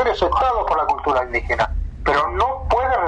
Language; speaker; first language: Spanish; native; Spanish